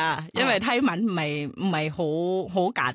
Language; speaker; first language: Cantonese; non-native, learner; Thai